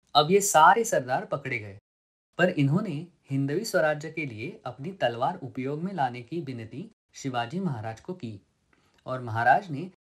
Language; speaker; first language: Hindi; non-native, local second language; Marathi